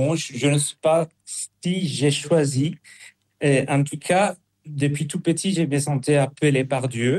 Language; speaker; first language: French; non-native, fluent; Spanish